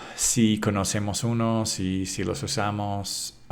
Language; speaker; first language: Spanish; non-native, fluent; English